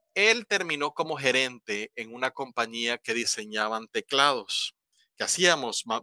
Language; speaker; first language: Spanish; native; Spanish